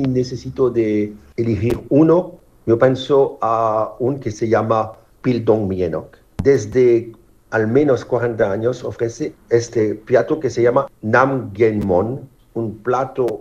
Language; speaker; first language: Spanish; non-native, fluent; French